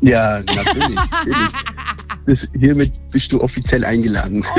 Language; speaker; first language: German; native; German